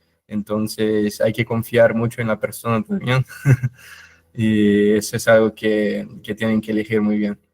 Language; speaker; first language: Spanish; non-native, fluent; Portuguese